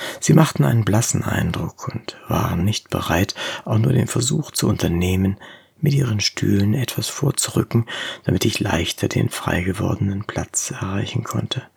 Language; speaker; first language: German; native; German